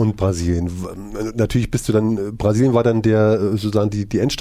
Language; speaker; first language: German; native; German